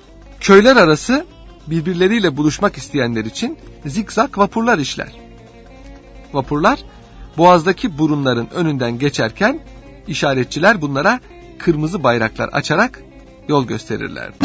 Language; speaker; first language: Turkish; native; Turkish